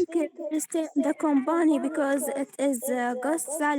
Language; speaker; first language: English; non-native, learner; Arabic